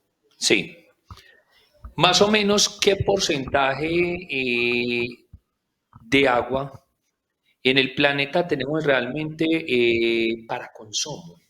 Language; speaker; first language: Spanish; native; Spanish